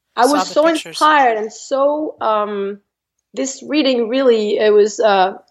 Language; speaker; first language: English; non-native, fluent; French